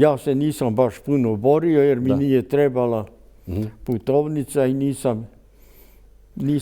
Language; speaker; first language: Croatian; native; Croatian